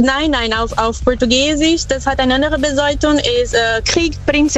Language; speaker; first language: German; non-native, fluent; Portuguese